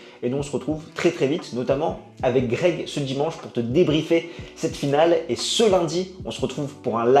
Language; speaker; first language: French; native; French